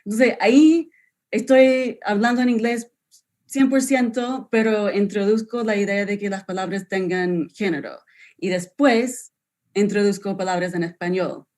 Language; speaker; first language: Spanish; non-native, fluent; English